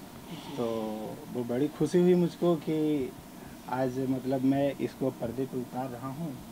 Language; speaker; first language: Hindi; native; Hindi